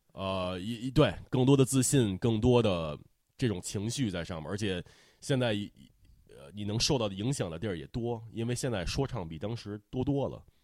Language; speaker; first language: Chinese; early bilingual, heritage; Chinese